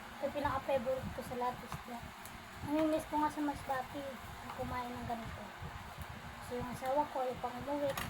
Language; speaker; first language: Filipino; non-native, local second language; Masbatenyo